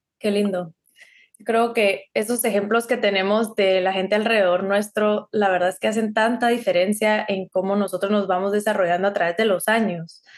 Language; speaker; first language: Spanish; native; Spanish